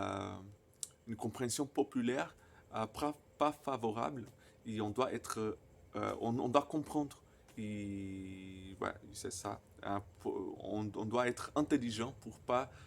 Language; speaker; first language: French; non-native, fluent; Portuguese